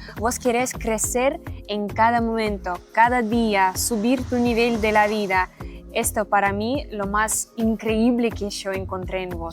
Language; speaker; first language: Spanish; non-native, learner; Russian